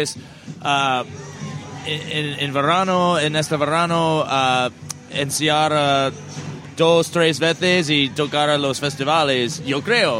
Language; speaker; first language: Spanish; non-native, learner; English